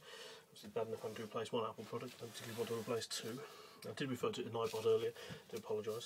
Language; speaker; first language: English; native; English